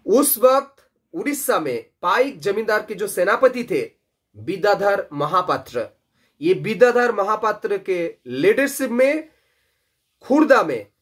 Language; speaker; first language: Hindi; non-native, local second language; Bangla